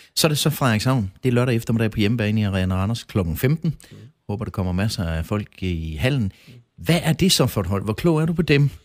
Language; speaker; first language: Danish; native; Danish